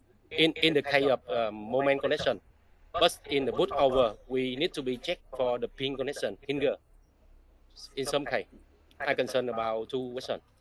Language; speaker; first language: English; non-native, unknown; Vietnamese